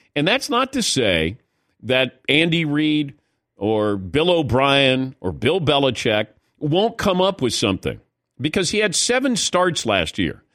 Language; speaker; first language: English; native; English